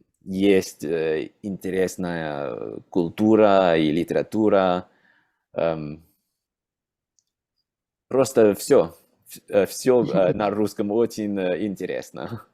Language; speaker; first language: Russian; non-native, learner; English